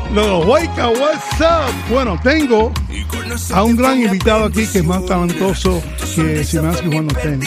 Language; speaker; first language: Spanish; early bilingual, other home language; English